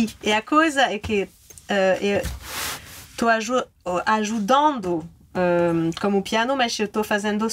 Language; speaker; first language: Portuguese; non-native, fluent; French